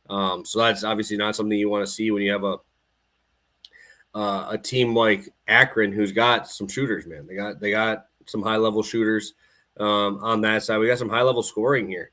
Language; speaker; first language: English; native; English